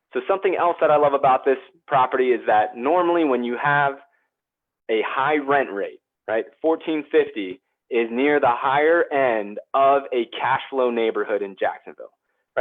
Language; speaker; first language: English; native; English